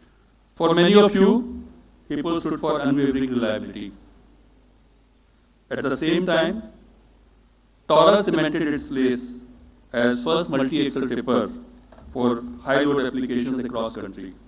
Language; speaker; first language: English; non-native, local second language; Hindi